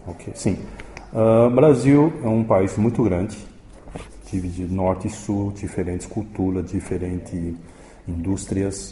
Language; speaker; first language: Portuguese; early bilingual, other home language; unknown